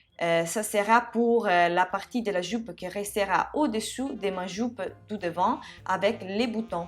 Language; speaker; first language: French; non-native, fluent; Italian